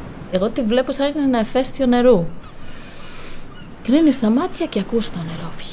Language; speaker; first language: Greek; non-native, fluent; Spanish